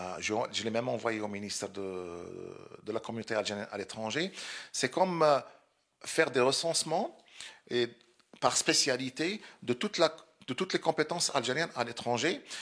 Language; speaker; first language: French; non-native, local second language; Arabic